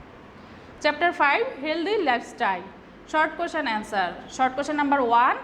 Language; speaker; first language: English; non-native, local second language; Bangla